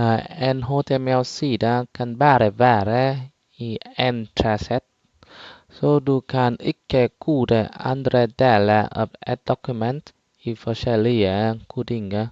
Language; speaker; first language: Norwegian; non-native, fluent; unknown